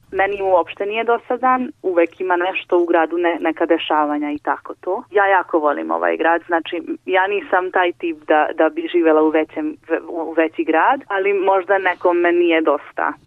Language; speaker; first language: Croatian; non-native, local second language; Hungarian